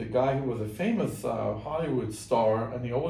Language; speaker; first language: English; non-native, fluent; Persian